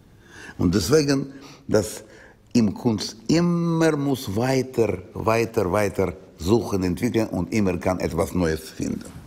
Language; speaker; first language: German; non-native, learner; Russian